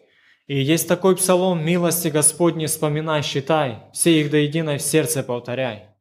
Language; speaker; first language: Polish; non-native, learner; Ukrainian